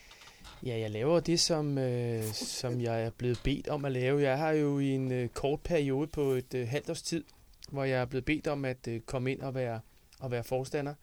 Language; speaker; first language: Danish; native; Danish